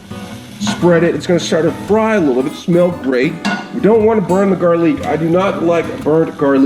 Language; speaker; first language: English; native; English